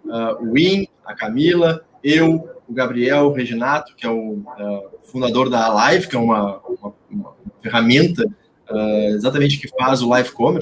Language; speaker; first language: Portuguese; native; Portuguese